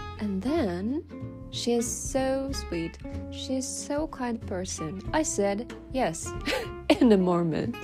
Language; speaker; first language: English; non-native, learner; Japanese